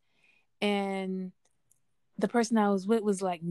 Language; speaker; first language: English; native; English